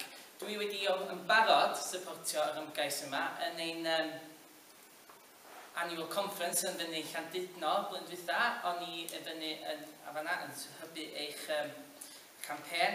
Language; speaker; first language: Welsh; native; Welsh